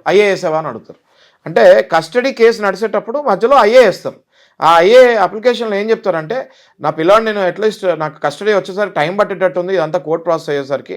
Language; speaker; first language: Telugu; native; Telugu